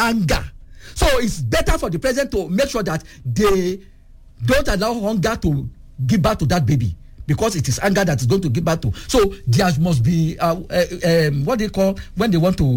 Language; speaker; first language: English; non-native, local second language; Yoruba